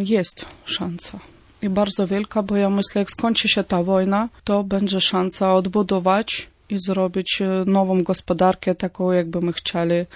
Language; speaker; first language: Polish; non-native, fluent; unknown